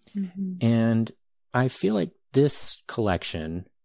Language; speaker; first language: English; native; English